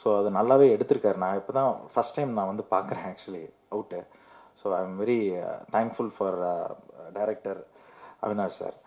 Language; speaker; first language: Tamil; native; Tamil